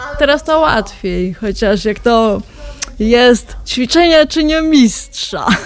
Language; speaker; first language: Polish; native; Polish